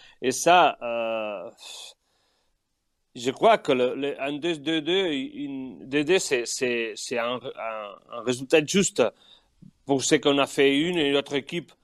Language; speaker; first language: French; non-native, learner; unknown